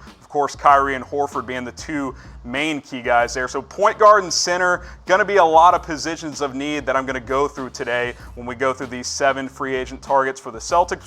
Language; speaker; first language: English; native; English